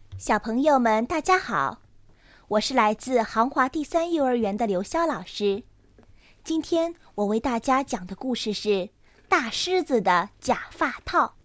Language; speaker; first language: Chinese; native; Chinese